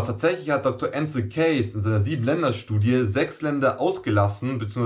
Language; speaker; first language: German; native; German